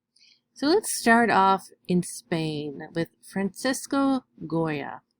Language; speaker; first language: English; native; English